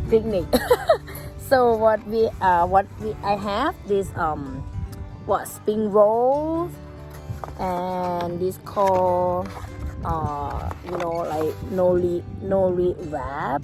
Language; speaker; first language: English; non-native, learner; Thai